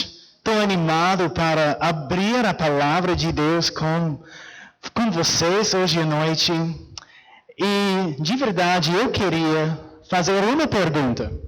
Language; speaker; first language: Portuguese; non-native, fluent; English